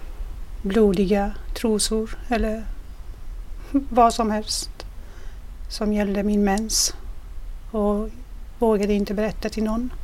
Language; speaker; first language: Swedish; non-native, fluent; Persian